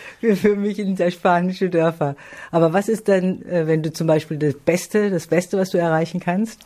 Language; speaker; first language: German; native; German